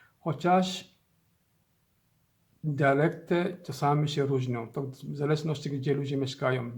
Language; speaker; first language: Polish; non-native, learner; Somali